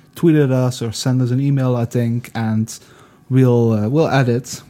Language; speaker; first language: English; non-native, fluent; Dutch